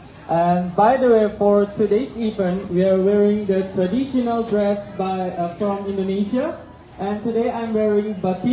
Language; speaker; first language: English; non-native, fluent; Indonesian